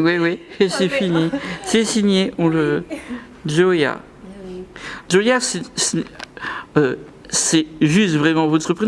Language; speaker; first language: French; native; French